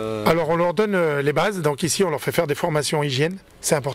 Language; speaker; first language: French; native; French